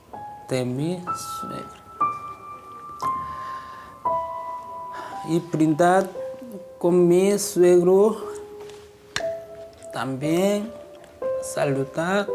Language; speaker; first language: Spanish; non-native, learner; Korean